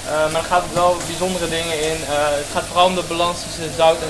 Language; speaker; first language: Dutch; native; Dutch